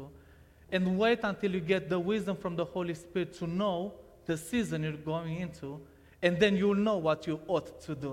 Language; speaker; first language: English; non-native, fluent; Romanian